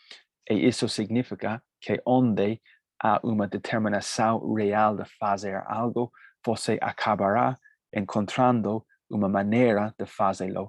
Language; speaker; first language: Portuguese; non-native, fluent; Spanish